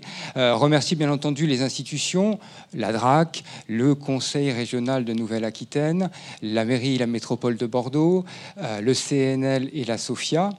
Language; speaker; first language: French; native; French